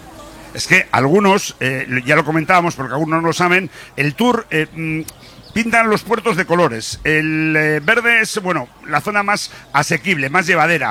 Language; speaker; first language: Spanish; native; Spanish